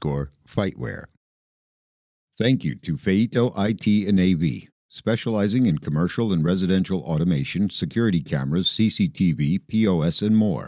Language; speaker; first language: English; native; English